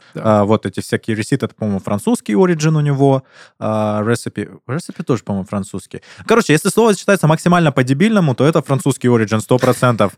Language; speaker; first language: Russian; native; Russian